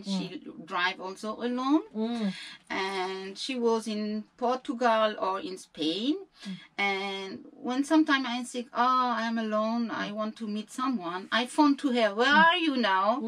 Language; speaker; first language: English; non-native, learner; French